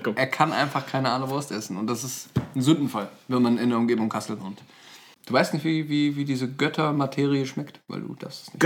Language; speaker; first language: German; native; German